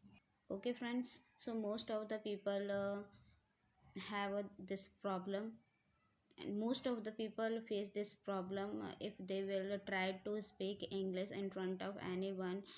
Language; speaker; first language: English; non-native, learner; Hindi